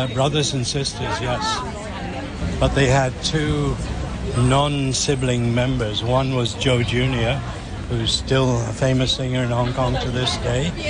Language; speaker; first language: English; early bilingual, other home language; Swedish